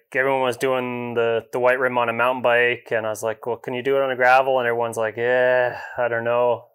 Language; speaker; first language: English; native; English